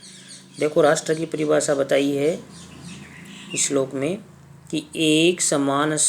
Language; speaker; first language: Hindi; native; Hindi